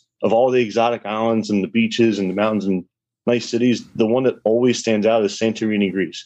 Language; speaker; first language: English; native; English